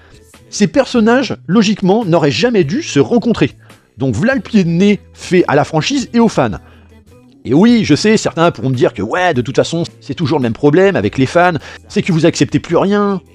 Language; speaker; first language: French; native; French